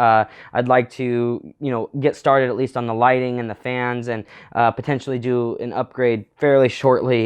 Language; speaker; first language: English; native; English